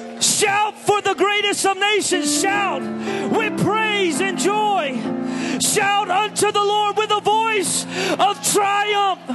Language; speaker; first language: English; native; English